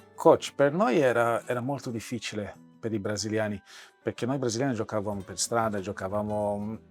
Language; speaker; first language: Italian; non-native, fluent; Portuguese